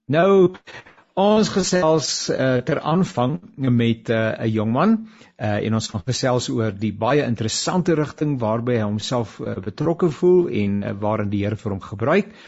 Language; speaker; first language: Afrikaans; native; Afrikaans